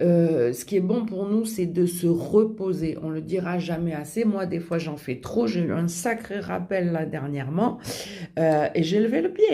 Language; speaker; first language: French; native; French